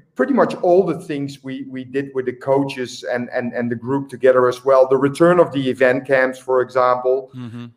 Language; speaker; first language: English; non-native, fluent; Dutch